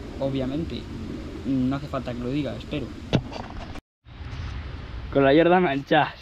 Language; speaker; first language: Spanish; native; Spanish